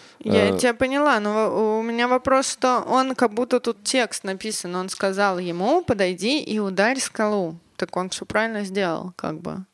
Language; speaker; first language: Russian; native; Russian